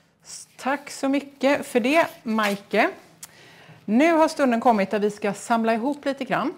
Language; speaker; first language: Swedish; native; Swedish